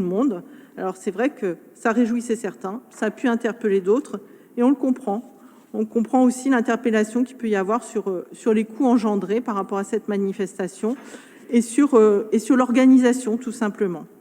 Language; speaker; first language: French; native; French